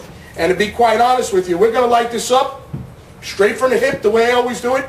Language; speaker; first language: English; native; English